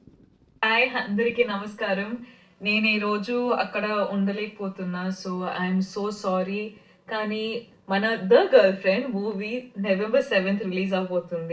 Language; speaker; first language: Telugu; non-native, fluent; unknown